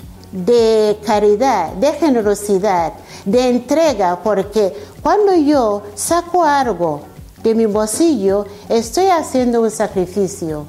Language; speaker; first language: Spanish; non-native, fluent; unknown